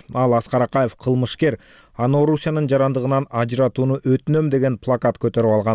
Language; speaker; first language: Kyrgyz; native; Kyrgyz